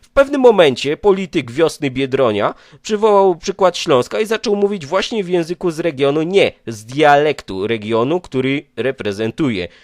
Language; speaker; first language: Polish; native; Polish